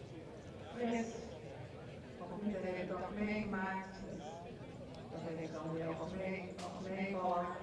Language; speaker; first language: Dutch; native; Dutch